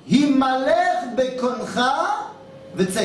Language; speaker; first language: Hebrew; non-native, fluent; French